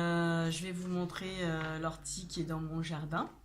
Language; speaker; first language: French; native; French